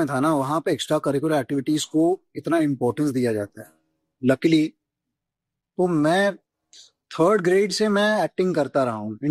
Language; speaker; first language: Hindi; native; Hindi